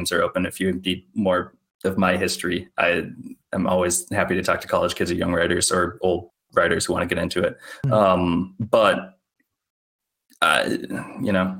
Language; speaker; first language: English; native; English